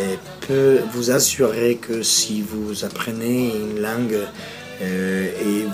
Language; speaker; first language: French; non-native, fluent; Spanish